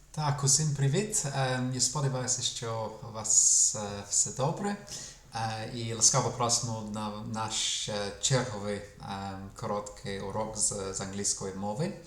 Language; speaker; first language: Ukrainian; non-native, fluent; English